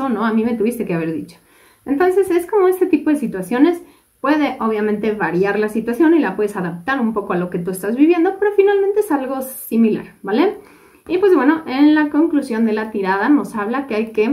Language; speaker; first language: Spanish; native; Spanish